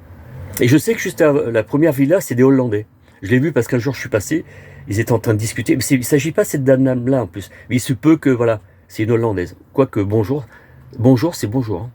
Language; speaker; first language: French; native; French